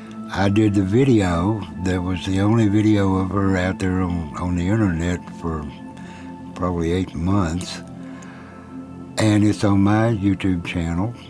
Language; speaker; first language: English; native; English